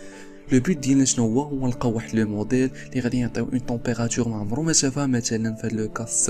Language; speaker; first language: Arabic; native; Arabic